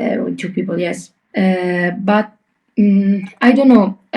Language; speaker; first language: English; non-native, learner; Italian